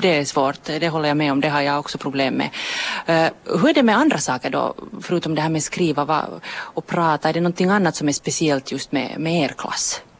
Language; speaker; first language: Swedish; native; Swedish